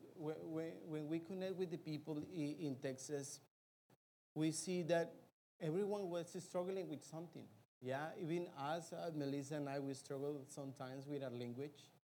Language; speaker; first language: English; non-native, fluent; Spanish